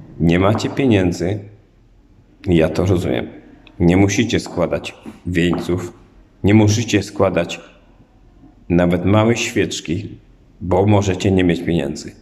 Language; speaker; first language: Polish; native; Polish